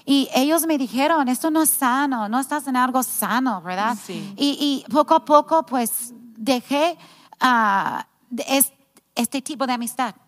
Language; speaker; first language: Spanish; non-native, fluent; English